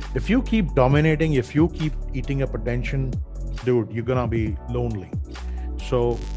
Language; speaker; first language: English; non-native, local second language; Hindi